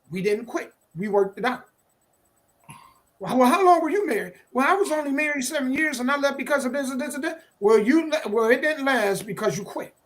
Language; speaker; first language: English; native; English